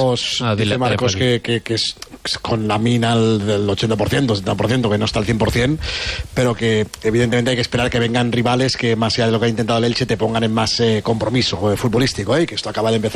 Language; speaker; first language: Spanish; native; Spanish